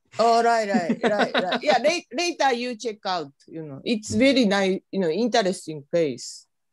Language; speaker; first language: English; non-native, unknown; Japanese